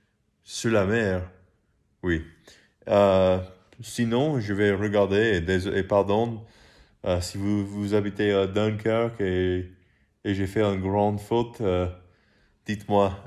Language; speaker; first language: French; non-native, learner; English